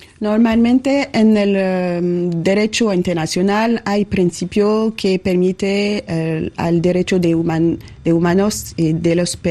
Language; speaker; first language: Spanish; non-native, learner; French